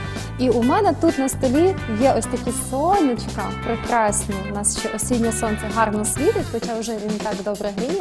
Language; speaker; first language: Ukrainian; native; Ukrainian